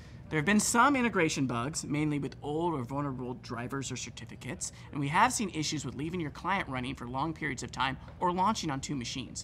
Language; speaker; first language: English; native; English